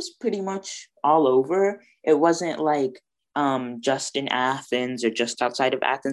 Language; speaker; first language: English; early bilingual, other home language; Bangla